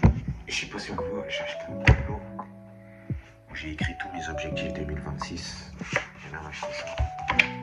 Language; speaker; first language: French; native; French